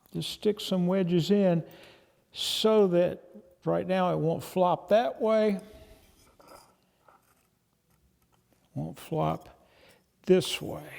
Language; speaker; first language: English; native; English